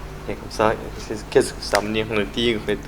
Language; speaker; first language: French; non-native, learner; Japanese